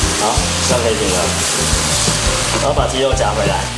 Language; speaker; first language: Chinese; native; Chinese